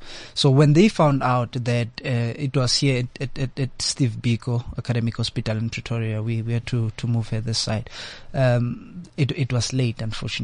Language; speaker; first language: English; non-native, local second language; Xhosa